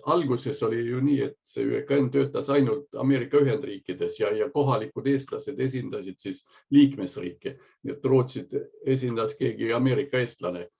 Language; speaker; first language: Estonian; early bilingual, heritage; Estonian